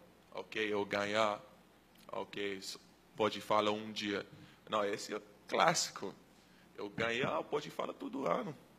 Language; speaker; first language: Portuguese; non-native, learner; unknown